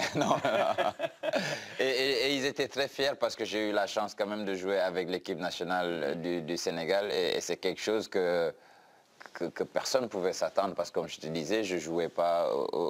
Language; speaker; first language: French; non-native, local second language; Wolof